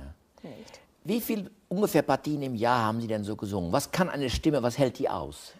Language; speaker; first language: German; native; German